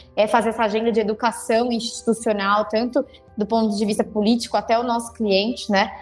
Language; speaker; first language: Portuguese; native; Portuguese